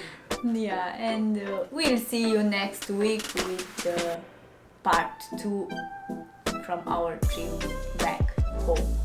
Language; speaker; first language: English; non-native, learner; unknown